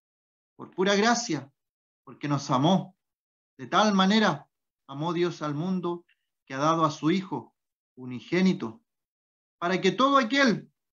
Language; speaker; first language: Spanish; native; Spanish